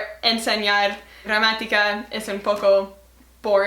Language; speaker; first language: Spanish; non-native, learner; English